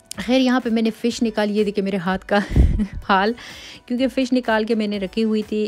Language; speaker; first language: Urdu; native; Urdu